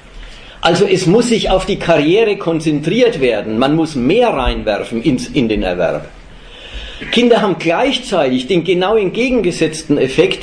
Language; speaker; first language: German; native; German